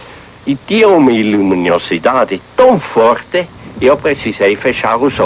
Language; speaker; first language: Portuguese; non-native, fluent; German